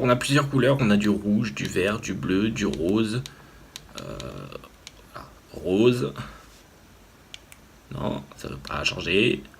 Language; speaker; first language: French; native; French